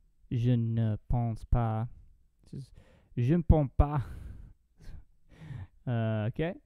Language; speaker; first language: French; non-native, learner; English